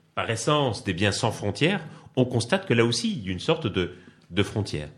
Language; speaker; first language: French; native; French